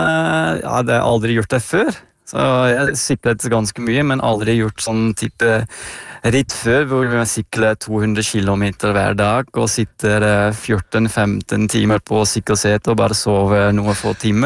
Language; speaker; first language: Norwegian; non-native, fluent; Dutch